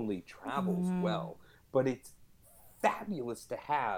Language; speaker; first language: English; native; English